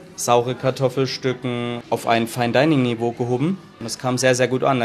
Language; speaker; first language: German; native; German